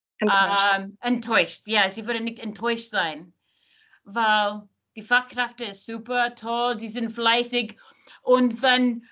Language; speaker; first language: German; non-native, learner; English